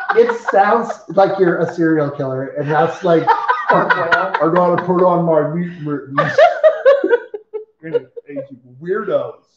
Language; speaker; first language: English; native; English